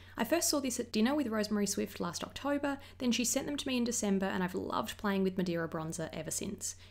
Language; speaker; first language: English; native; English